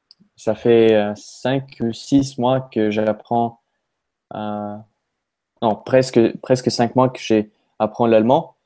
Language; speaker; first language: French; non-native, fluent; Russian